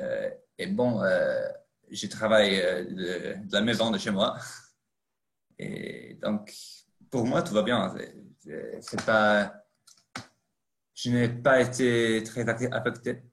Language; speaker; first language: French; non-native, fluent; Italian